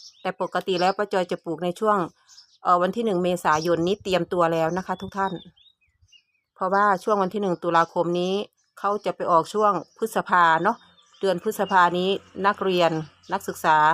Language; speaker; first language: Thai; native; Thai